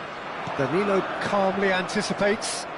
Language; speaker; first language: English; native; English